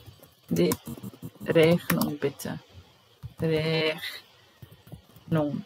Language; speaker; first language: German; non-native, fluent; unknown